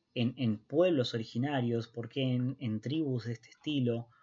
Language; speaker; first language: Spanish; native; Spanish